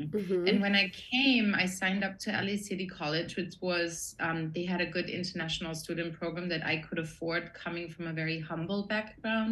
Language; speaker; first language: English; non-native, fluent; German